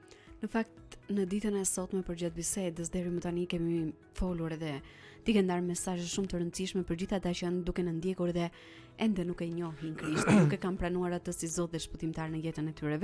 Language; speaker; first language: Albanian; native; Albanian